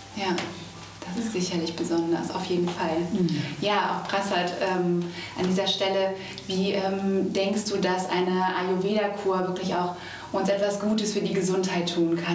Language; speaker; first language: German; native; German